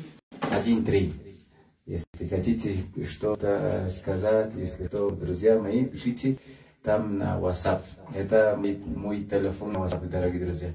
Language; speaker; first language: Russian; non-native, learner; Spanish